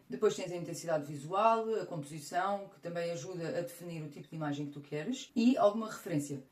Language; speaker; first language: Portuguese; native; Portuguese